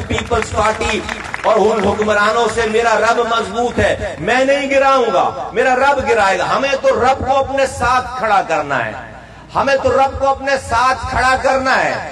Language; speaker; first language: Urdu; native; Urdu